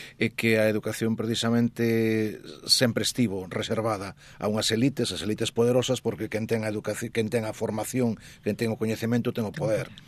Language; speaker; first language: Galician; native; Galician